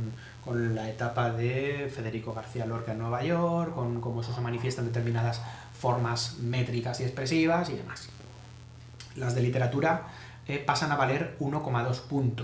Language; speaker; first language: Spanish; native; Spanish